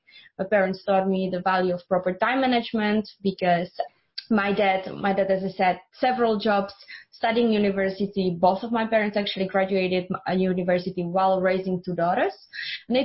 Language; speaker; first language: English; non-native, fluent; Czech